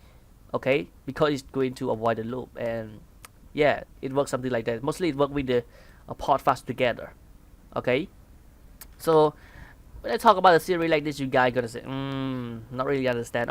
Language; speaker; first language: English; non-native, fluent; Khmer